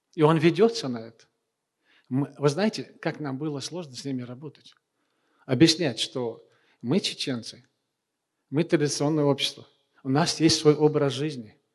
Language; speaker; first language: Russian; non-native, local second language; Chechen